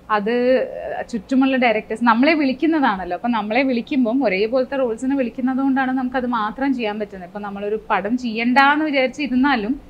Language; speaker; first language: Malayalam; native; Malayalam